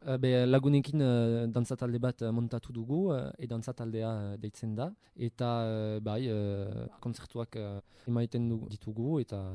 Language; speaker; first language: Basque; non-native, local second language; French